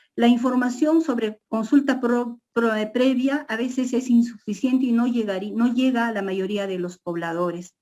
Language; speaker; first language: Spanish; non-native, local second language; Quechua